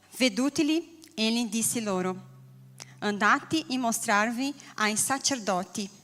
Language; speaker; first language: Italian; non-native, learner; Portuguese